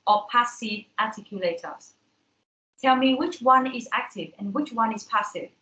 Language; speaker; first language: English; non-native, fluent; Vietnamese